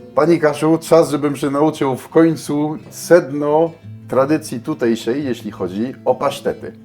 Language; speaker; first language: Polish; non-native, fluent; French